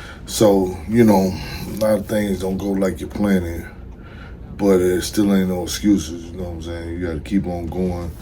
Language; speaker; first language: English; native; English